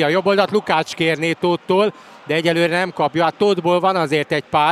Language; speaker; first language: Hungarian; native; Hungarian